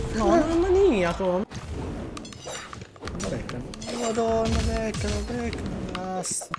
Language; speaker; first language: Italian; native; Italian